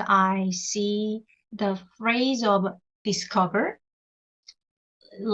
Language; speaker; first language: English; non-native, learner; Korean